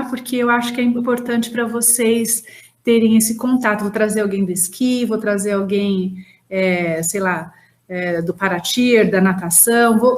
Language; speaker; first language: Portuguese; native; Portuguese